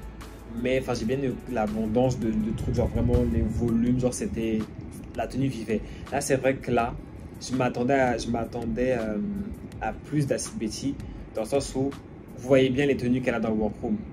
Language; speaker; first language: French; native; French